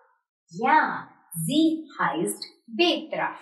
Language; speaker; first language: German; non-native, fluent; Hindi